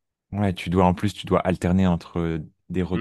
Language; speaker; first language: French; native; French